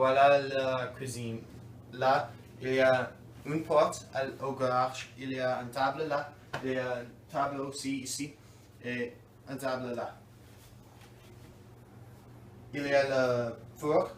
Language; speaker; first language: French; non-native, learner; English